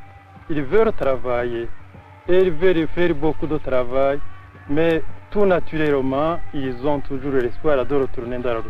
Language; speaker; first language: French; non-native, fluent; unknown